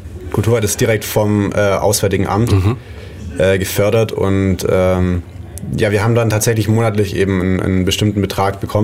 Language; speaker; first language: German; native; German